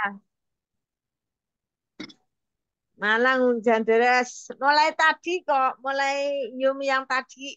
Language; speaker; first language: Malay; non-native, local second language; Javanese